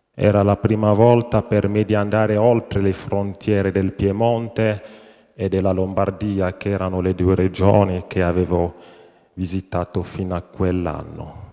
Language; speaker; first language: Italian; non-native, fluent; French